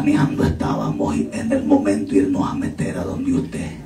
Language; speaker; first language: Spanish; native; Spanish